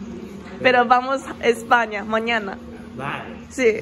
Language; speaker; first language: Spanish; non-native, learner; Japanese